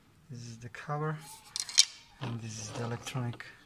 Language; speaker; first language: English; non-native, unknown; Czech